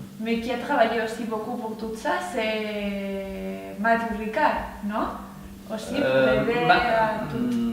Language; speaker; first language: French; non-native, learner; Spanish